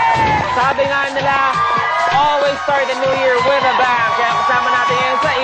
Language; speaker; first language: Filipino; native; Filipino